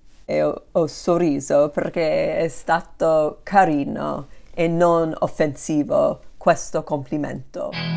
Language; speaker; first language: Italian; non-native, fluent; English